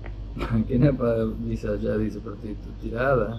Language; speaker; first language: Indonesian; non-native, fluent; Spanish